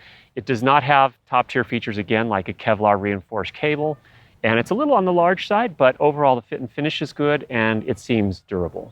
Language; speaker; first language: English; native; English